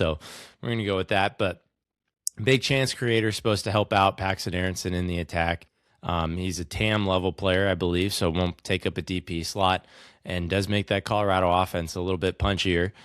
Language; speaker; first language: English; native; English